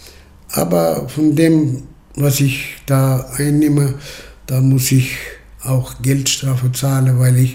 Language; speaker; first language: German; early bilingual, heritage; German